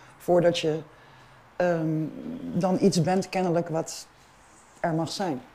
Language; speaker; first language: Dutch; non-native, local second language; Papiamento